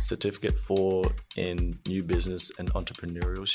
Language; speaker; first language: English; native; English